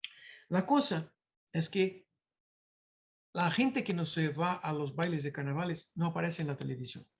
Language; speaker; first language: Spanish; non-native, fluent; Portuguese